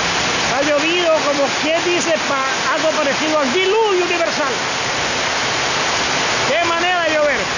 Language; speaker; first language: Spanish; native; Spanish